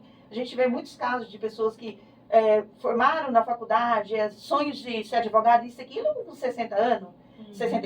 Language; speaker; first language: Portuguese; native; Portuguese